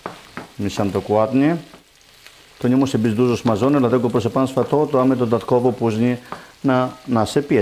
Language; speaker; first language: Polish; non-native, learner; Greek